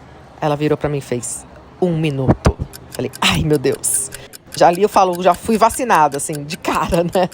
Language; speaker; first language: Portuguese; native; Portuguese